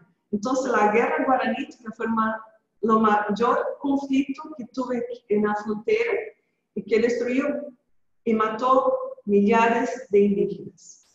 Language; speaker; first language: Spanish; early bilingual, heritage; Spanish